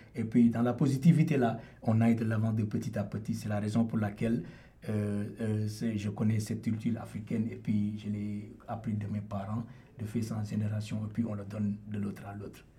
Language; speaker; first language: French; non-native, local second language; Wolof